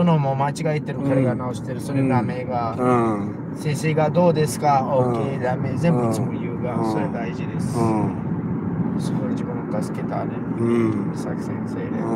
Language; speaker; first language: Japanese; non-native, learner; Portuguese